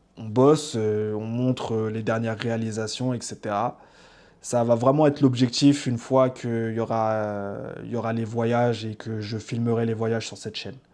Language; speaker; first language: French; native; French